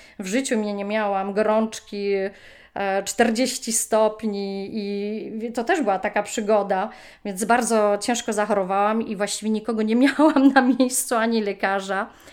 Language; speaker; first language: Polish; native; Polish